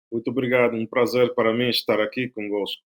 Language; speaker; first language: Portuguese; non-native, fluent; Spanish